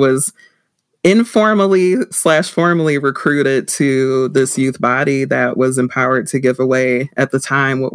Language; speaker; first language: English; native; English